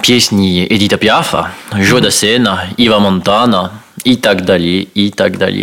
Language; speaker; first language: Russian; non-native, learner; French